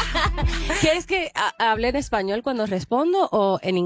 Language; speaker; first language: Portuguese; non-native, learner; English